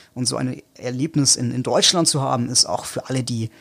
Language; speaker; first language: German; native; German